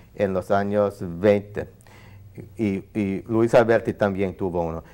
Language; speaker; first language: Spanish; non-native, fluent; English